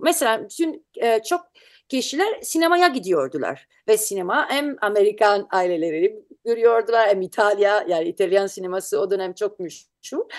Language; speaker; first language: Turkish; non-native, learner; Italian